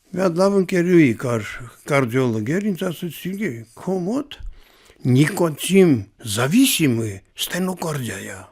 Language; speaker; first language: Armenian; native; Armenian